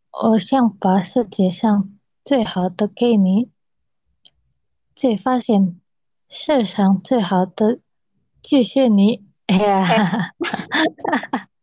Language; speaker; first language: Chinese; non-native, learner; Indonesian